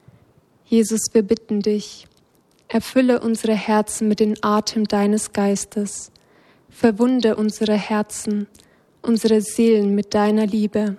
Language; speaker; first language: German; native; German